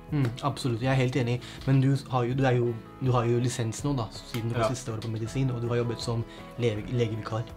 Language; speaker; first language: Norwegian; native; Norwegian